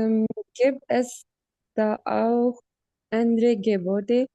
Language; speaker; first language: German; non-native, learner; Hindi